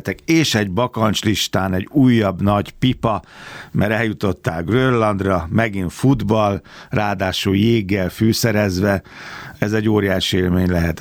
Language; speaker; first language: Hungarian; native; Hungarian